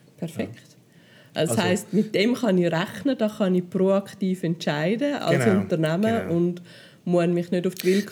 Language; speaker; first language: German; native; German